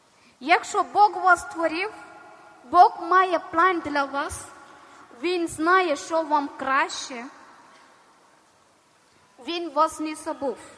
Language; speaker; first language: Ukrainian; non-native, learner; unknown